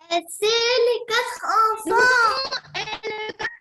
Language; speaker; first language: French; non-native, learner; Arabic